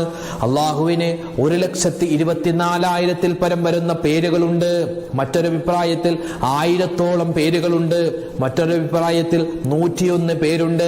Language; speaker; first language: Malayalam; native; Malayalam